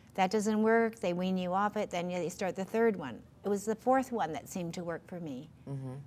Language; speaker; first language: English; native; English